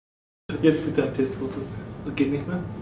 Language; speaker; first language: German; native; German